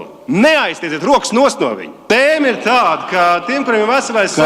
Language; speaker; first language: Latvian; native; Latvian